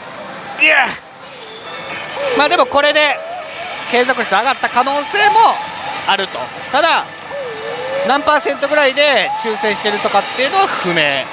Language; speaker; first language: Japanese; native; Japanese